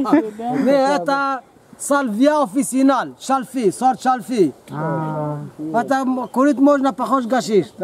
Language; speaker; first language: Russian; non-native, learner; Arabic